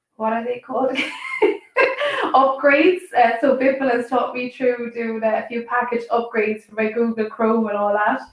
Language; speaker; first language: English; native; English